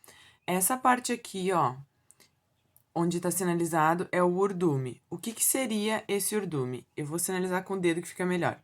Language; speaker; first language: Portuguese; native; Portuguese